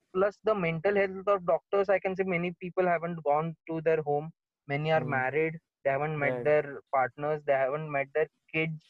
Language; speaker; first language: English; non-native, local second language; Marathi